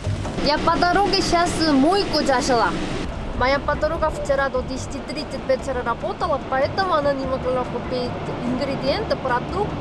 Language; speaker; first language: Russian; non-native, fluent; Korean